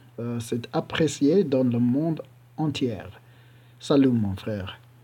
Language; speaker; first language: French; non-native, learner; Shona